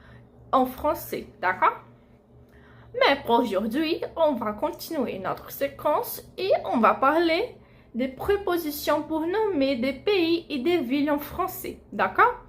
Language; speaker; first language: French; non-native, fluent; Portuguese